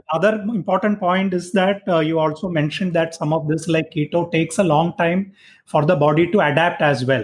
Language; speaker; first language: English; non-native, local second language; Malayalam